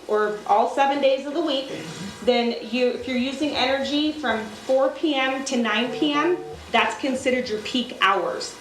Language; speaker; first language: English; native; English